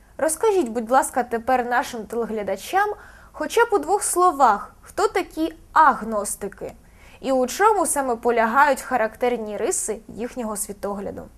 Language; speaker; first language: Ukrainian; native; Ukrainian